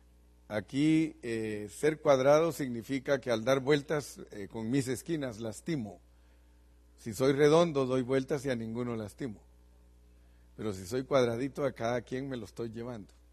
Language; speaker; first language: Spanish; native; Spanish